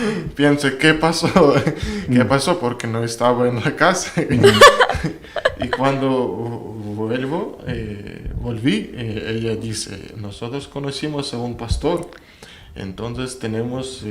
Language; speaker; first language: Spanish; non-native, learner; Russian